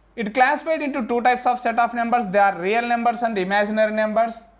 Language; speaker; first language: English; non-native, local second language; Telugu